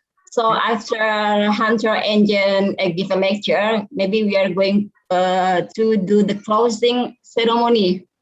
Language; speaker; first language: English; non-native, fluent; Indonesian